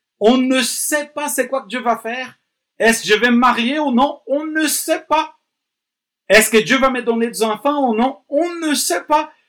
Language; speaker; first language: French; non-native, fluent; Portuguese